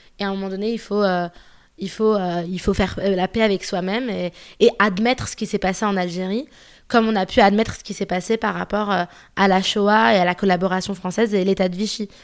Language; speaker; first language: French; early bilingual, other home language; Arabic